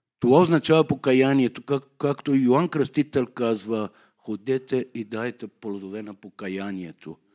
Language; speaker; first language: Bulgarian; non-native, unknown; Persian